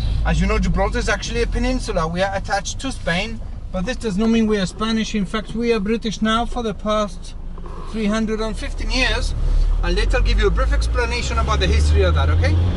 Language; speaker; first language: English; non-native, local second language; Spanish